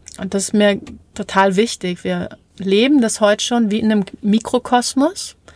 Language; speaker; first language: German; native; German